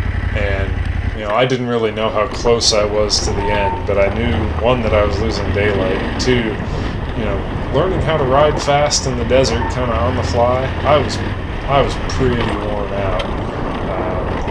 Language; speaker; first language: English; native; English